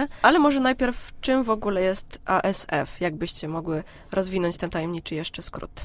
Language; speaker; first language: Polish; native; Polish